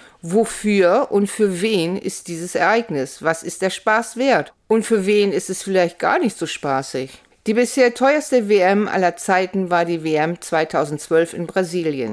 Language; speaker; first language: German; native; German